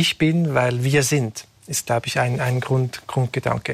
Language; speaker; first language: German; native; German